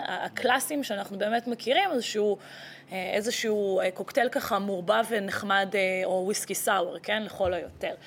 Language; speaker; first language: Hebrew; early bilingual, other home language; Russian